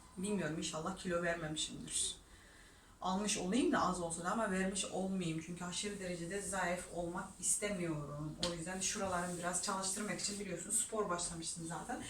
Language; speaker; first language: Turkish; non-native, fluent; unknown